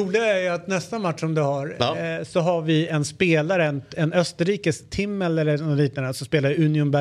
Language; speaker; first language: Swedish; native; Swedish